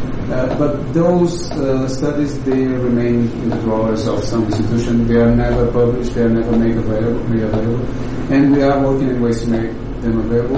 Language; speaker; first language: English; non-native, fluent; Portuguese